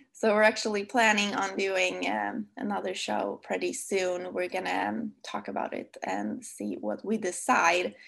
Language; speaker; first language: English; non-native, fluent; Swedish